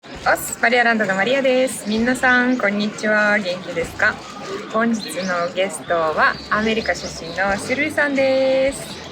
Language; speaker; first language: Japanese; non-native, fluent; Russian